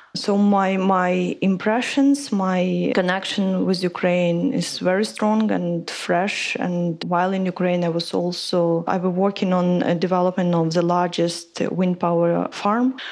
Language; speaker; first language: English; non-native, fluent; Ukrainian